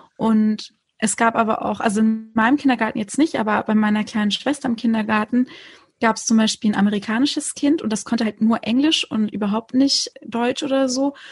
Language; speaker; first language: German; early bilingual, other home language; Turkish